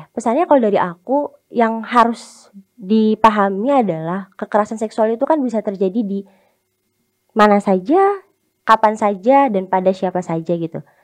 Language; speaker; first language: Indonesian; native; Indonesian